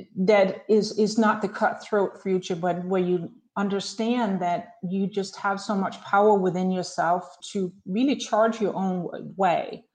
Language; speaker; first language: English; non-native, fluent; Danish